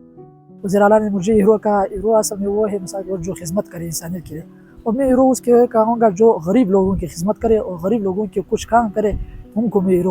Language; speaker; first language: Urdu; non-native, local second language; Pashto